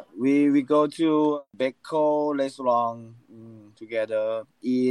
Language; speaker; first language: English; non-native, learner; Thai